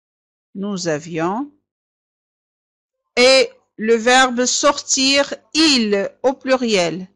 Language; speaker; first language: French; non-native, fluent; Arabic